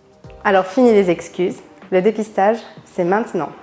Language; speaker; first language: French; native; French